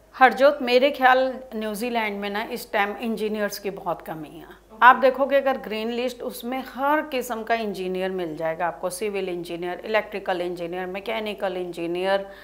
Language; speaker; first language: Hindi; non-native, local second language; Punjabi